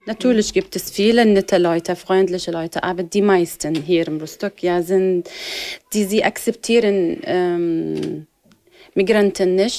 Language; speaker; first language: German; non-native, learner; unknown